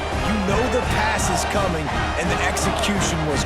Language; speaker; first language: English; native; English